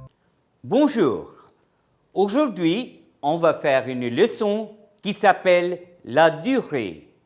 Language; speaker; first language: French; non-native, fluent; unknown